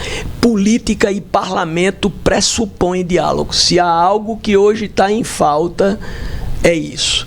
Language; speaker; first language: Portuguese; native; Portuguese